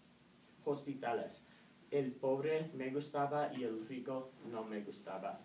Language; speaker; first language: Spanish; non-native, learner; English